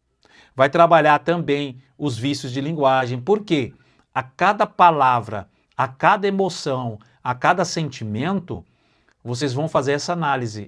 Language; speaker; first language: Portuguese; native; Portuguese